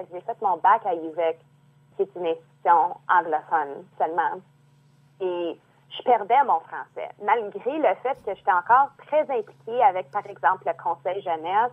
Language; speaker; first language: French; native; French